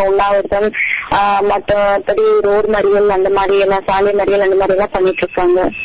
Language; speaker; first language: Tamil; non-native, local second language; Telugu